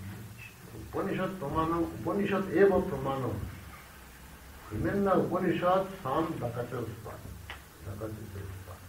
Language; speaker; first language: Russian; non-native, learner; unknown